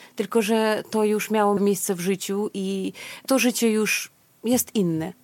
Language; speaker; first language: Polish; non-native, fluent; Russian